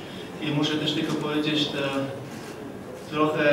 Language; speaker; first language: Polish; early bilingual, other home language; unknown